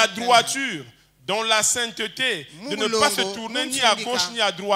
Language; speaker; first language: French; native; French